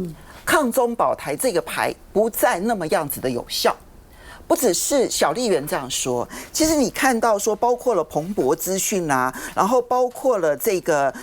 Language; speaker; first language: Chinese; native; Chinese